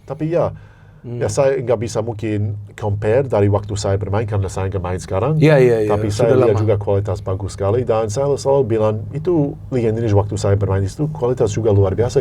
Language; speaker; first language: Indonesian; non-native, fluent; English